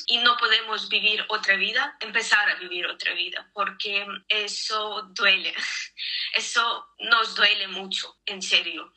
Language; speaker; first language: Spanish; non-native, learner; Ukrainian